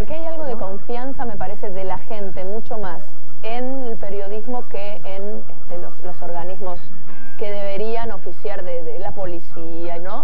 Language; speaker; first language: Spanish; native; Spanish